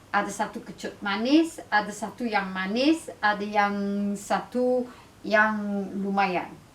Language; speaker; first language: Indonesian; non-native, fluent; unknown